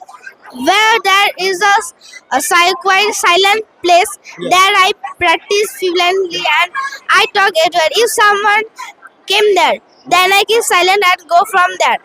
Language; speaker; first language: English; non-native, learner; Bangla